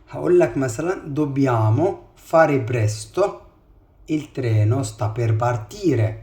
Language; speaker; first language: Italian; non-native, fluent; Arabic